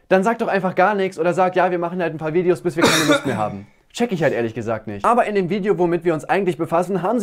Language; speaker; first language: German; native; German